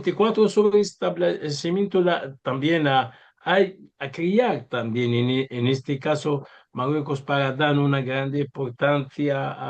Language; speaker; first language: Spanish; non-native, learner; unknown